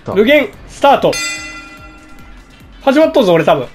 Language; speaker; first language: Japanese; native; Japanese